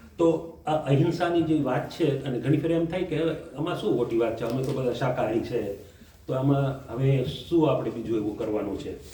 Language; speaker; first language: Gujarati; early bilingual, heritage; Gujarati